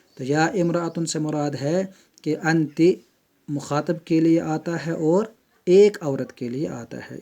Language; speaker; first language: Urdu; non-native, local second language; Kashmiri